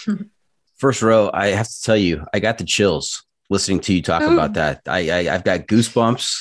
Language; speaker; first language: English; native; English